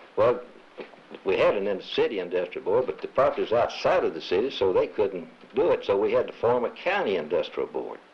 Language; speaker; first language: English; native; English